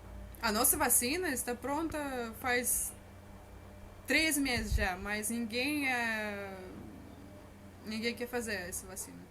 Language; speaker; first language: Portuguese; non-native, learner; Russian